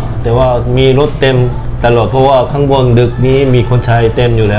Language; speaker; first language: Thai; non-native, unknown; Korean